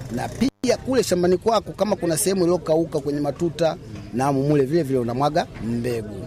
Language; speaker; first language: Swahili; non-native, local second language; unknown